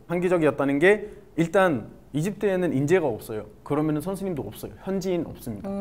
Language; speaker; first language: Korean; non-native, fluent; Arabic